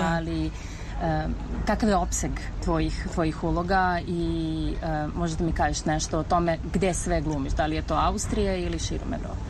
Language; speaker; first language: Serbian; native; Serbian